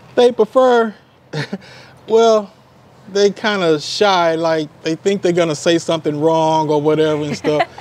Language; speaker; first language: English; native; English